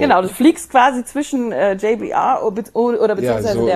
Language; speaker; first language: German; native; German